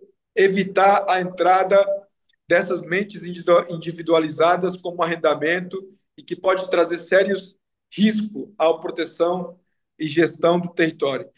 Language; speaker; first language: Portuguese; non-native, local second language; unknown